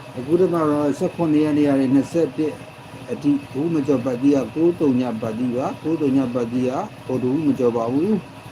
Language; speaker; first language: Burmese; native; Burmese